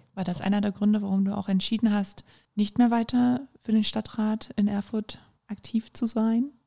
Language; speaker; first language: German; native; German